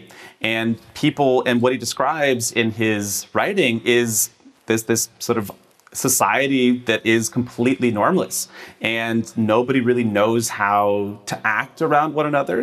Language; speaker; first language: English; native; English